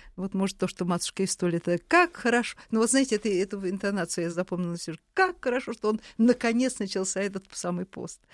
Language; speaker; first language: Russian; native; Russian